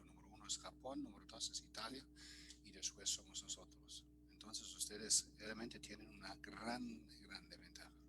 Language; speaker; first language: Spanish; non-native, fluent; German